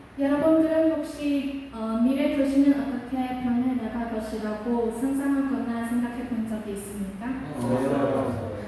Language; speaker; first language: Korean; non-native, local second language; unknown